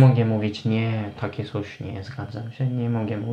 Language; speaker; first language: Polish; non-native, fluent; Turkish